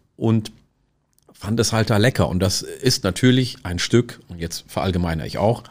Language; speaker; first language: German; early bilingual, other home language; Oromo